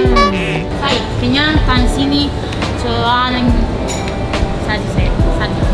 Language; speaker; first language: Korean; non-native, learner; Indonesian